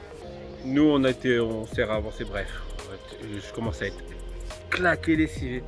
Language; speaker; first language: French; native; French